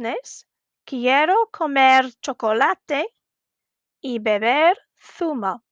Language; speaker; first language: Spanish; non-native, fluent; English